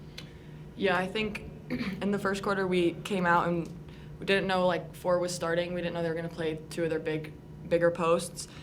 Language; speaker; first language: English; native; English